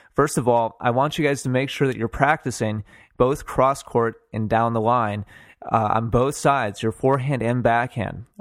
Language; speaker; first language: English; native; English